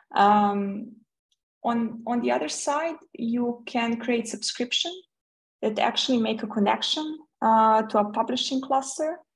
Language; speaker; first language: English; non-native, fluent; Serbian